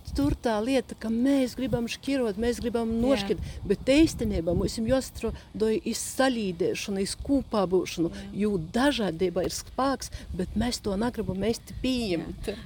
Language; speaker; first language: Latvian; native; Latvian